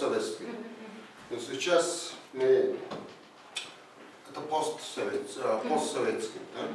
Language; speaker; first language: Russian; non-native, learner; Mongolian